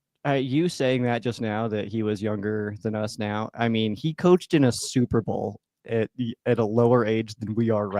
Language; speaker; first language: English; native; English